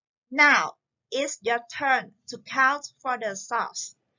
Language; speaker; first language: English; non-native, fluent; Vietnamese